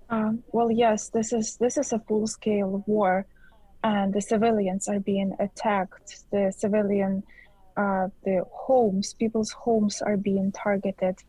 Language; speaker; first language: English; non-native, fluent; Ukrainian